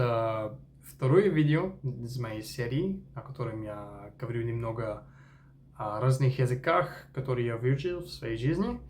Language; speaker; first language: Russian; non-native, fluent; English